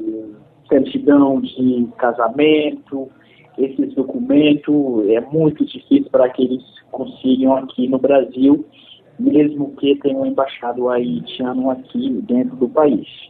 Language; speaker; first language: Portuguese; non-native, fluent; Haitian Creole